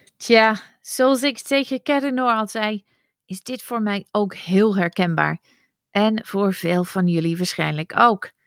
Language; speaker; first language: Dutch; non-native, fluent; English